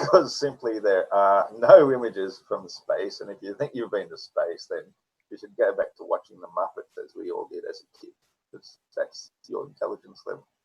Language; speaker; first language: English; native; English